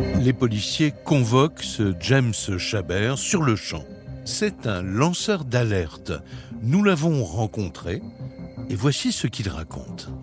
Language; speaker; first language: French; native; French